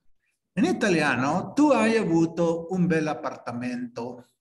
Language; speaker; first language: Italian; non-native, fluent; Spanish